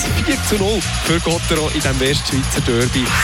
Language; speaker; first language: German; native; German